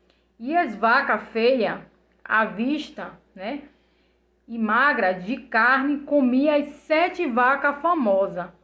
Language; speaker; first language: Portuguese; native; Portuguese